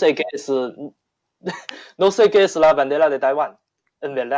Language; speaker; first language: Spanish; non-native, learner; Chinese